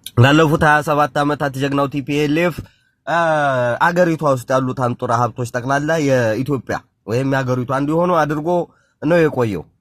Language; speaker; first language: Amharic; non-native, local second language; Tigrinya